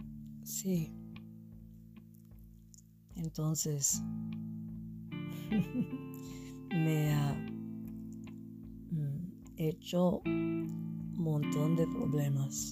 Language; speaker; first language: Spanish; non-native, fluent; English